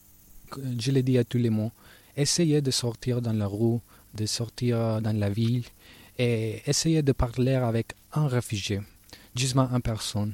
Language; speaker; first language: French; non-native, learner; Spanish